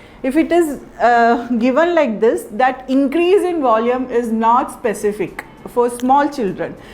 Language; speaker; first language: English; non-native, local second language; Malayalam